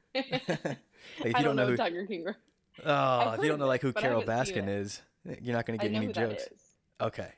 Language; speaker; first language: English; native; English